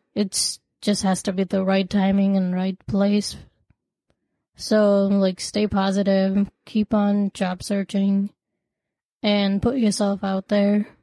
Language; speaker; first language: English; non-native, local second language; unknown